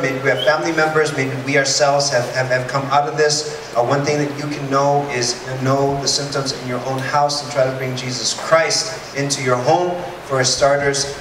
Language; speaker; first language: English; early bilingual, other home language; Spanish